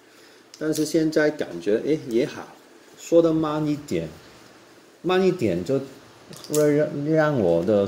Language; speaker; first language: Chinese; non-native, local second language; Cantonese